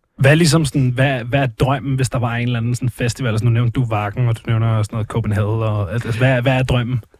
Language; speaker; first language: Danish; native; Danish